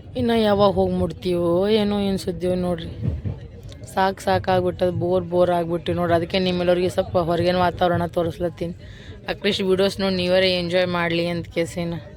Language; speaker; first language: Kannada; native; Kannada